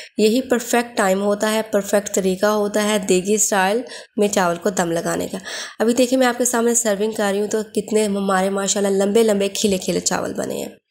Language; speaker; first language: Urdu; native; Urdu